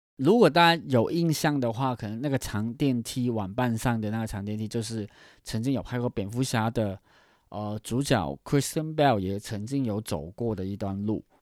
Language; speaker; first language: Chinese; non-native, fluent; Cantonese